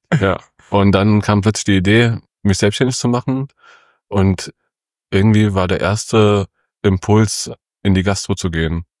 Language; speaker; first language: German; early bilingual, other home language; Kurdish